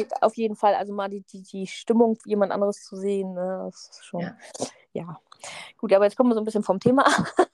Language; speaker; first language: German; native; German